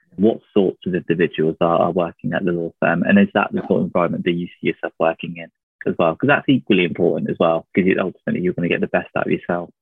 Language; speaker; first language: English; native; English